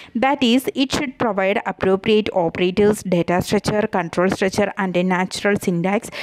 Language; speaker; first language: English; non-native, local second language; Malayalam